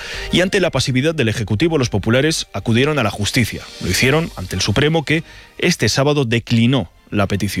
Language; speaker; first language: Spanish; native; Spanish